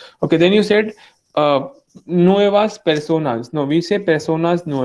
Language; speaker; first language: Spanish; non-native, fluent; Hindi